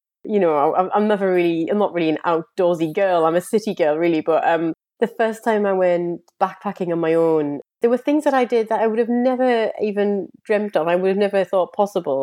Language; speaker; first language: English; native; English